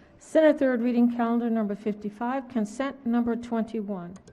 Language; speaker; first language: English; native; English